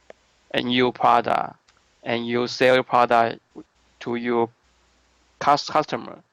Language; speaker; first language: English; non-native, learner; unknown